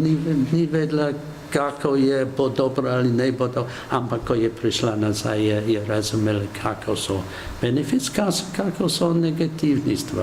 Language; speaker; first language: Slovenian; non-native, learner; English